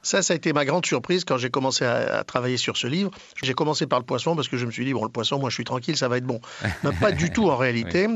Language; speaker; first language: French; native; French